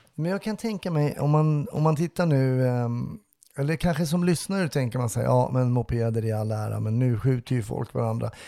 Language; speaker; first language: Swedish; native; Swedish